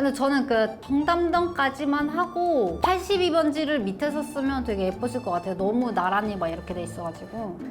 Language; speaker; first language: Korean; non-native, fluent; Kazakh